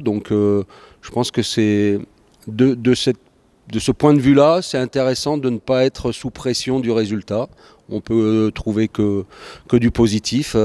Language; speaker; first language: French; native; French